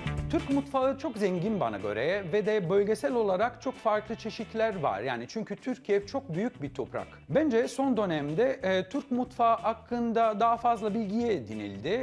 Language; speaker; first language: Turkish; non-native, fluent; Italian